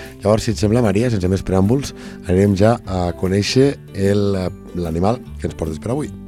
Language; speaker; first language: Catalan; native; Catalan